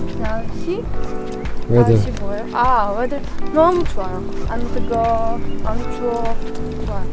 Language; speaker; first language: Korean; non-native, learner; Czech